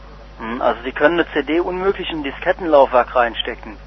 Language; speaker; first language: German; native; German